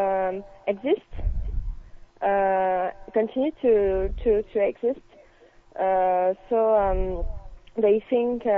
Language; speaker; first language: English; non-native, learner; French